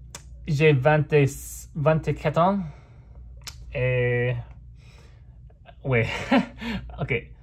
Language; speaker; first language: French; non-native, fluent; English